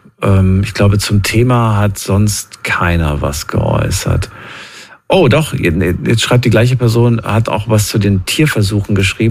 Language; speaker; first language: German; native; German